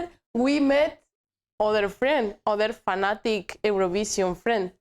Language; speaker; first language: English; non-native, learner; Spanish